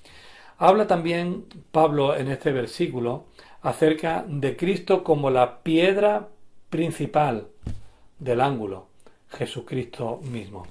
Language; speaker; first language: Spanish; native; Spanish